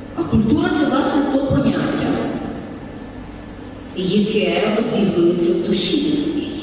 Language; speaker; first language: Ukrainian; native; Ukrainian